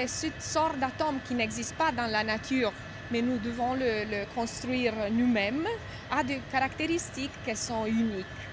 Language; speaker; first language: French; non-native, fluent; Romanian